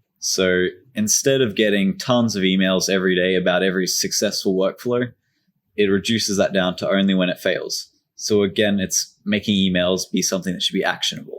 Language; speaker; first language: English; native; English